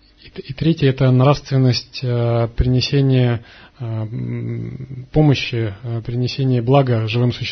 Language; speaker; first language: Russian; native; Russian